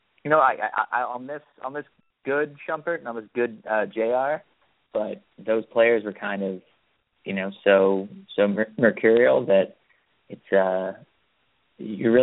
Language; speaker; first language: English; native; English